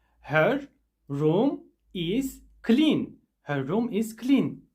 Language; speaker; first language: English; non-native, fluent; Turkish